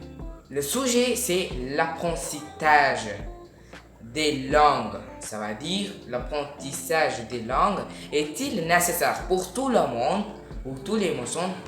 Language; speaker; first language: French; non-native, learner; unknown